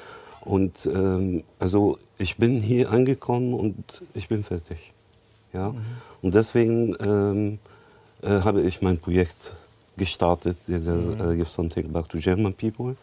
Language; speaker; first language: German; non-native, learner; Arabic